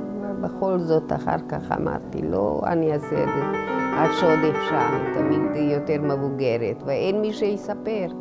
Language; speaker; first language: Hebrew; non-native, fluent; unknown